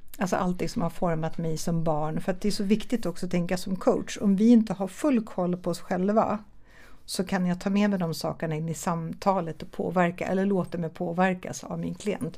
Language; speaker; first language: Swedish; early bilingual, other home language; German